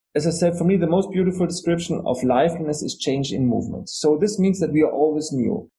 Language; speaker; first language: English; non-native, fluent; German